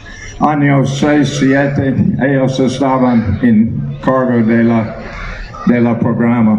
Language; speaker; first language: Spanish; non-native, learner; English